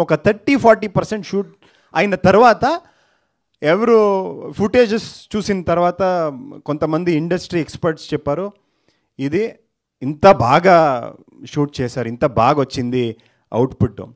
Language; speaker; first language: Telugu; non-native, learner; Kannada